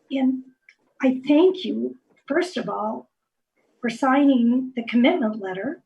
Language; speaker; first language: English; native; English